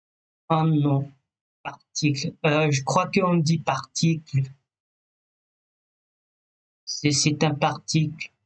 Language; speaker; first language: French; non-native, fluent; Thai